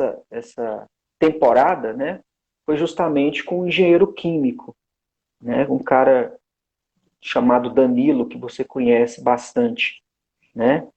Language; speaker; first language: Portuguese; native; Portuguese